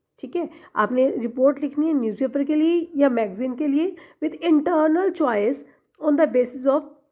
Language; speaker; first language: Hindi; non-native, local second language; Punjabi